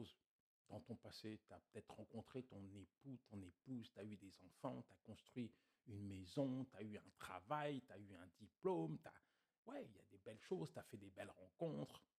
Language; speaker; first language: French; native; French